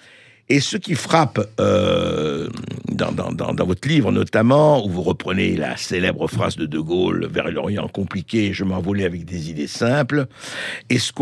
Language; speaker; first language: French; native; French